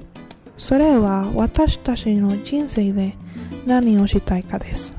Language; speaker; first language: Japanese; non-native, learner; Spanish